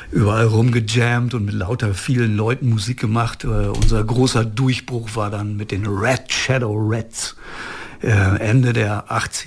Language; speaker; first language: German; native; German